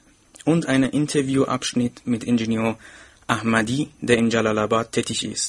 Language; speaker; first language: German; non-native, fluent; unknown